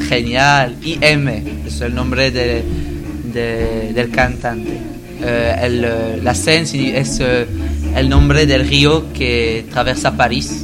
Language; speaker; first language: Spanish; non-native, learner; French